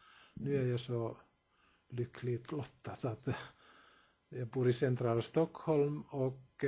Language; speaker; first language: Swedish; non-native, local second language; Finnish